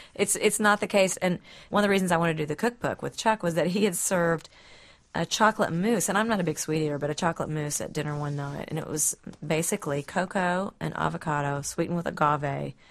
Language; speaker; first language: English; native; English